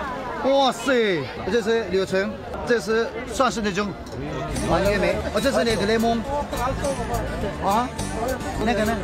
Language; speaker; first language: Chinese; non-native, fluent; Turkish